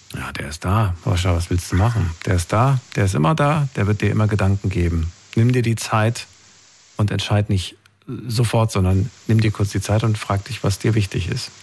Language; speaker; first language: German; native; German